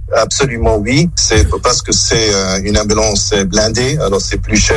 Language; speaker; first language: French; non-native, local second language; German